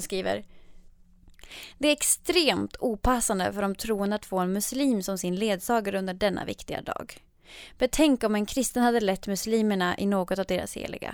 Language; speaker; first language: Swedish; native; Swedish